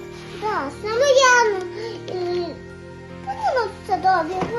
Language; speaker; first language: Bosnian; early bilingual, heritage; Serbian